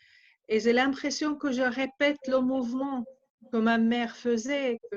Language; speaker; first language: French; non-native, fluent; Arabic